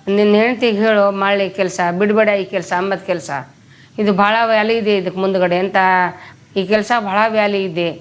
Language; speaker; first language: Kannada; non-native, local second language; Lambadi